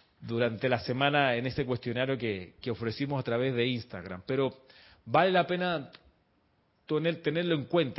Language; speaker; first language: Spanish; native; Spanish